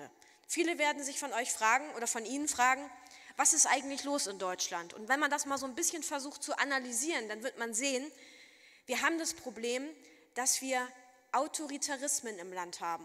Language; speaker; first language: German; native; German